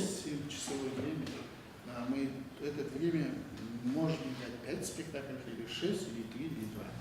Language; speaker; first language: Russian; non-native, local second language; Kazakh